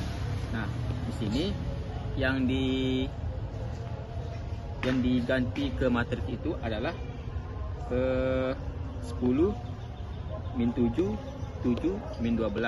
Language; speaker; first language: Indonesian; native; Indonesian